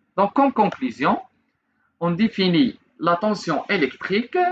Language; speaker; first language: French; non-native, local second language; Arabic